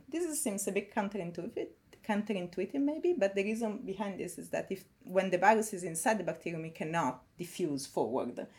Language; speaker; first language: English; non-native, fluent; Italian